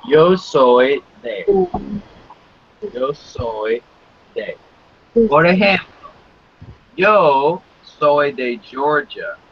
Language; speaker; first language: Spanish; non-native, fluent; English